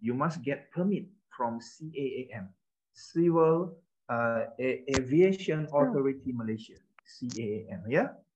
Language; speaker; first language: English; non-native, local second language; Malay